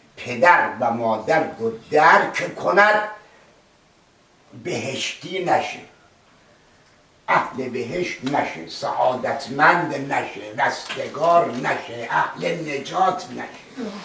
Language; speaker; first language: Persian; native; Persian